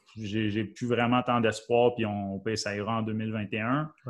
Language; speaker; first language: French; native; French